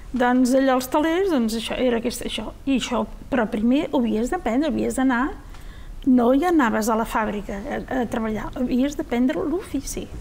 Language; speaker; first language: Catalan; native; Catalan